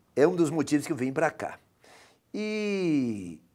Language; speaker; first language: Portuguese; non-native, fluent; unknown